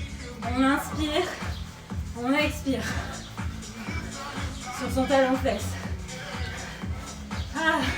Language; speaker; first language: French; native; French